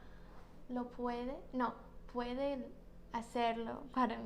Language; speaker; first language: Spanish; non-native, learner; English